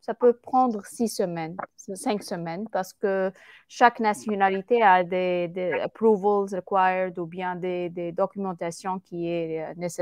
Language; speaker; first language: French; non-native, fluent; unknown